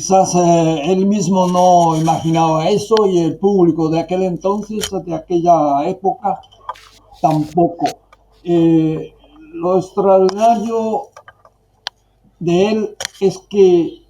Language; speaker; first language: Spanish; non-native, fluent; Japanese